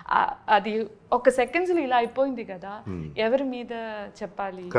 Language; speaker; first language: Telugu; non-native, learner; Malayalam